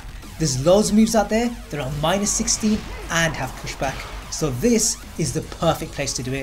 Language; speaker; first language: English; native; English